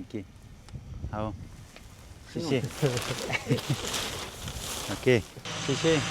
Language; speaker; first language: Chinese; non-native, learner; French